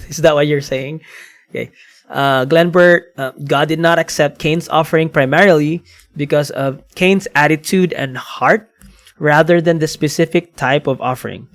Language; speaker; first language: English; non-native, local second language; Filipino